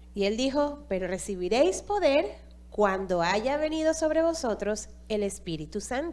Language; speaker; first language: Spanish; non-native, fluent; English